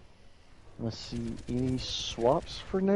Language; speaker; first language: English; native; English